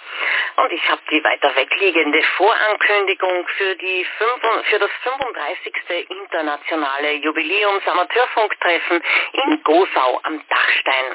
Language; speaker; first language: German; native; German